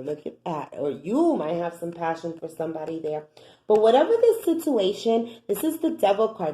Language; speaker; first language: English; native; English